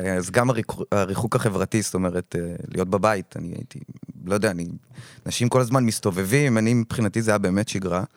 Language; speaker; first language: Hebrew; native; Hebrew